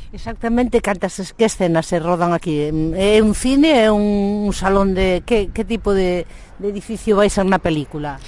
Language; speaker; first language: Galician; native; Galician